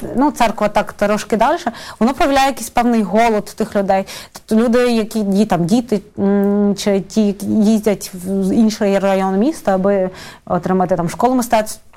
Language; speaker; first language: Ukrainian; native; Ukrainian